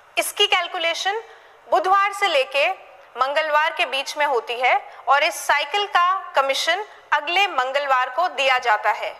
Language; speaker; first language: Hindi; native; Hindi